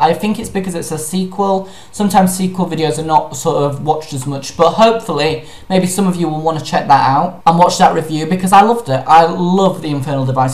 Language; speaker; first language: English; native; English